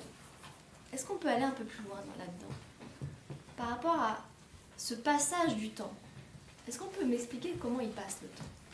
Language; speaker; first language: French; native; French